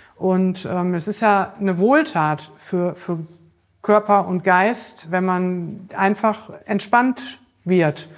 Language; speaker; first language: German; native; German